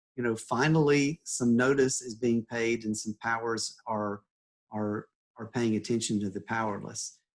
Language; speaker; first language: English; native; English